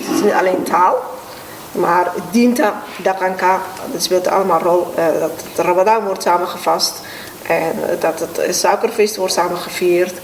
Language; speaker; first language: Dutch; non-native, fluent; Somali